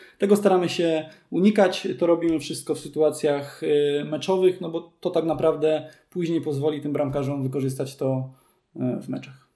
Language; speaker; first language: Polish; native; Polish